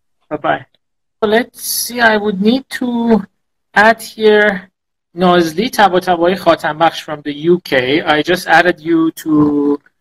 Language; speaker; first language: English; non-native, fluent; Azerbaijani